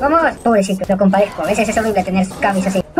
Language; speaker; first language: Spanish; native; Spanish